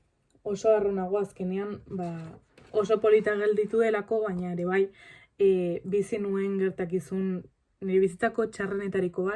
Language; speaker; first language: Basque; non-native, local second language; Spanish